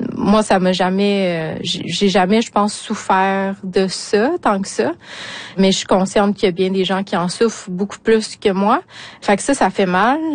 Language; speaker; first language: French; native; French